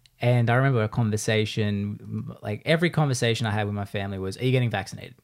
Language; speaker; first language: English; native; English